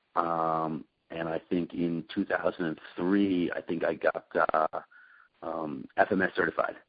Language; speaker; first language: English; native; English